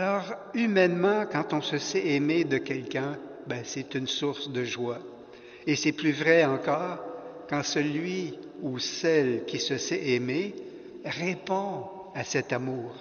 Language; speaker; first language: French; native; French